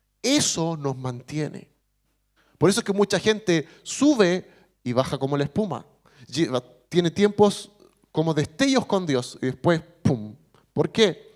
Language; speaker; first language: Spanish; native; Spanish